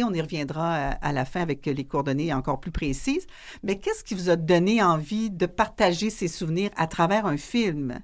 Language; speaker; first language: French; native; French